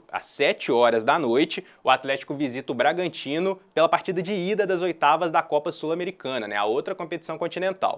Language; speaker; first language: Portuguese; native; Portuguese